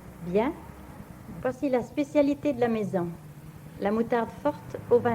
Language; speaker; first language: French; native; French